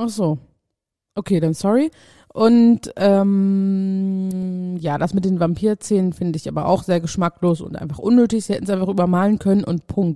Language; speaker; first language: German; native; German